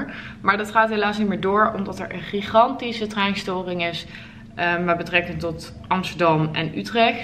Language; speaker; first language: Dutch; native; Dutch